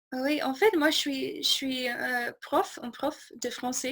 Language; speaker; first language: French; non-native, fluent; English